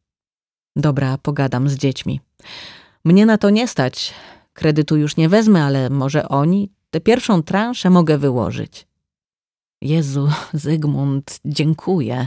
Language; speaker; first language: Polish; native; Polish